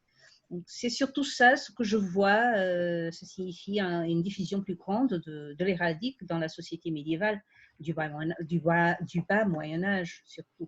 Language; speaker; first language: French; non-native, fluent; Portuguese